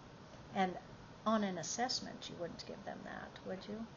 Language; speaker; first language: English; native; English